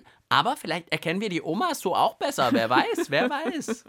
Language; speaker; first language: German; native; German